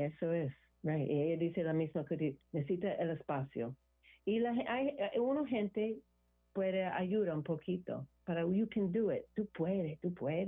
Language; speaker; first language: Spanish; non-native, learner; English